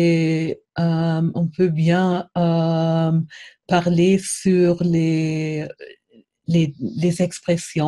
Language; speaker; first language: French; non-native, fluent; German